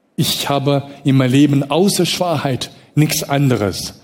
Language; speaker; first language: German; non-native, fluent; Chinese